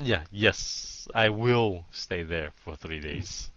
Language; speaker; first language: English; early bilingual, heritage; Vietnamese